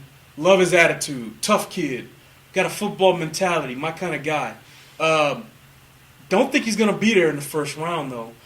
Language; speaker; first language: English; native; English